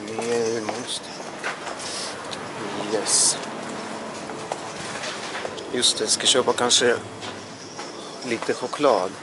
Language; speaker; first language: Swedish; non-native, learner; Russian